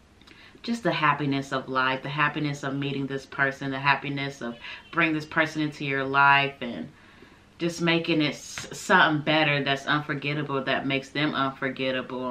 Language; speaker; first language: English; native; English